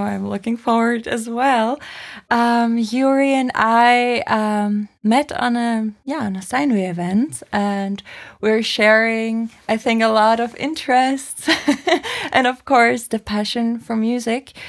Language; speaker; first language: English; non-native, fluent; German